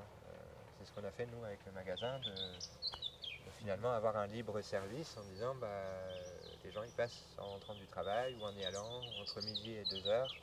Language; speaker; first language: French; native; French